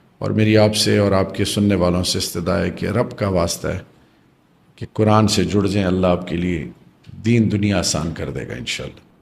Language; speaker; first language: Urdu; non-native, local second language; Pashto